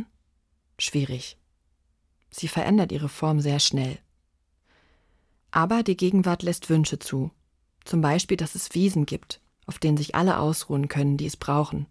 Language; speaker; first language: German; native; German